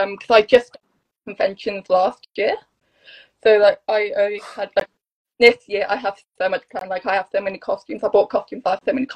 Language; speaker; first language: English; native; English